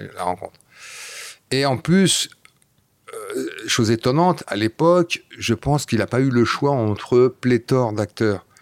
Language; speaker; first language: French; non-native, fluent; Dutch